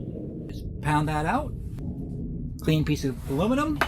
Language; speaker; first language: English; native; English